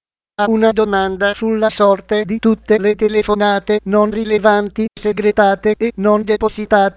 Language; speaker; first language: Italian; native; Italian